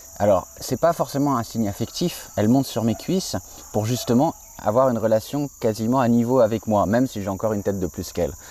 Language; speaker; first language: French; native; French